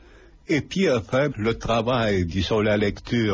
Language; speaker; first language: French; non-native, fluent; Lithuanian